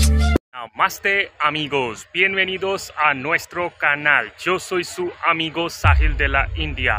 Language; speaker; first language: Spanish; non-native, fluent; Hindi